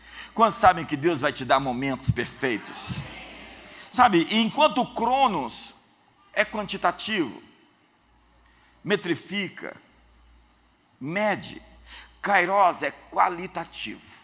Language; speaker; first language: Portuguese; native; Portuguese